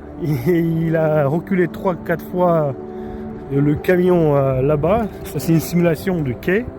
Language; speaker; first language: French; non-native, fluent; Polish